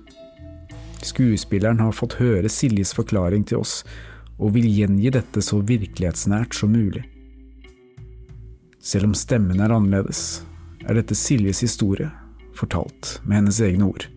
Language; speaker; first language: Norwegian; native; Norwegian